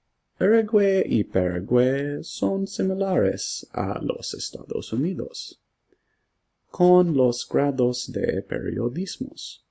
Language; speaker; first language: Spanish; non-native, learner; English